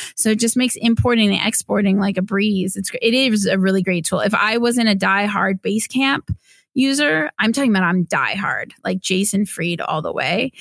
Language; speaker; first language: English; native; English